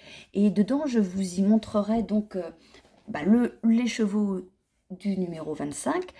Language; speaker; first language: French; native; French